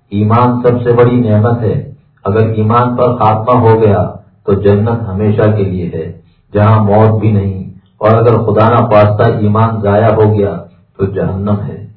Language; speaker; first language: Urdu; native; Urdu